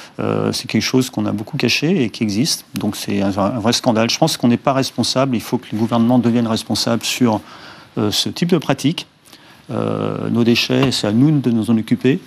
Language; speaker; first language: French; native; French